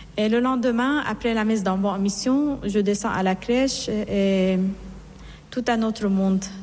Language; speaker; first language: French; non-native, fluent; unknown